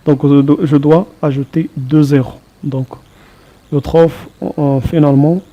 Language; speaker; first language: French; non-native, local second language; Arabic